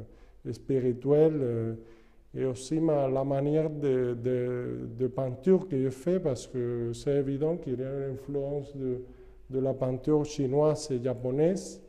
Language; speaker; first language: French; non-native, fluent; Spanish